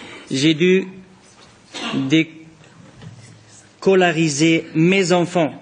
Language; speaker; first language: French; non-native, fluent; Persian